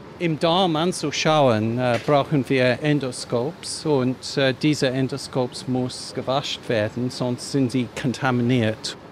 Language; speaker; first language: German; non-native, fluent; English